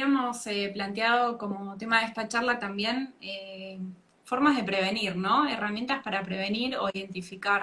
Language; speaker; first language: Spanish; native; Spanish